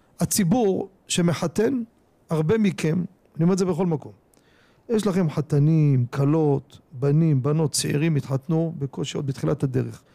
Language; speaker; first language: Hebrew; native; Hebrew